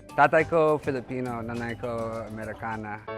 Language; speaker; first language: Filipino; non-native, learner; English